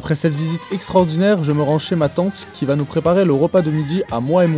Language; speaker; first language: French; native; French